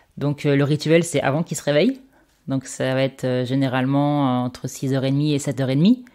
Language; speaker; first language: French; native; French